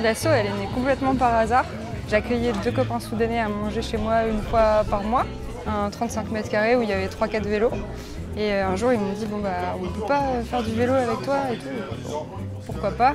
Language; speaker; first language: French; native; French